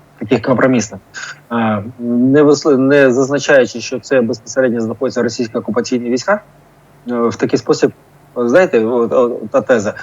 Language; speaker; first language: Ukrainian; non-native, local second language; Russian